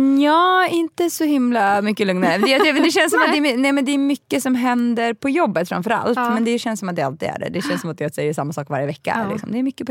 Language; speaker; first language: Swedish; native; Swedish